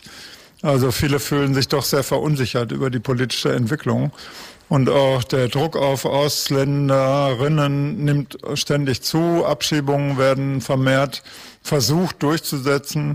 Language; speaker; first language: German; native; German